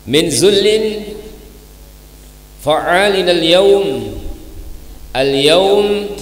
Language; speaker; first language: Arabic; non-native, learner; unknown